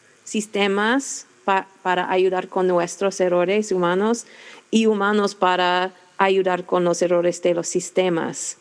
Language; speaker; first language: Spanish; non-native, fluent; English